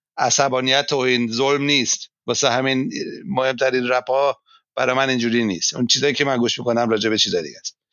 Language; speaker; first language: Persian; native; Persian